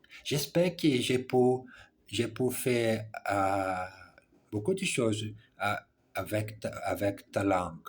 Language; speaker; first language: French; non-native, learner; English